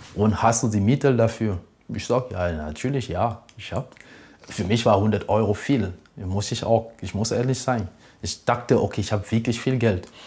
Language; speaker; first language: German; non-native, fluent; French